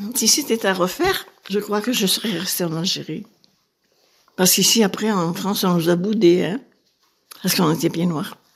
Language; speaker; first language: French; native; French